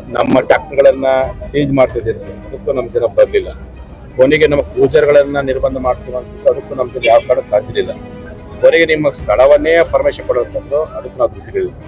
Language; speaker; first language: Kannada; native; Kannada